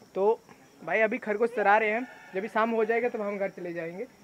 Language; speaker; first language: Hindi; non-native, local second language; Bangla